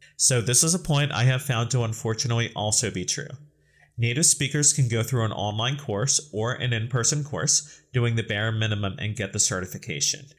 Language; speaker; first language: English; native; English